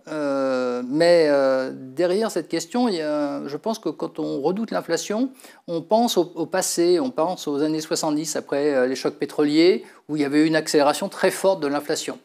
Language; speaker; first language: French; native; French